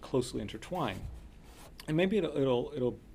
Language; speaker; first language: English; early bilingual, other home language; Spanish